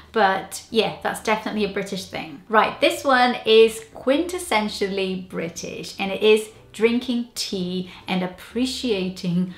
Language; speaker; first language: English; non-native, fluent; Portuguese